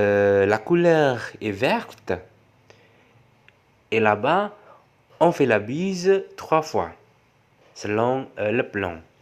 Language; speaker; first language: French; non-native, fluent; Javanese